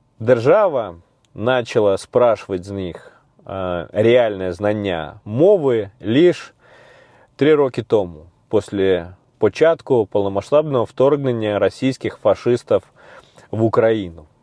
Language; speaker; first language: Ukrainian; non-native, learner; Russian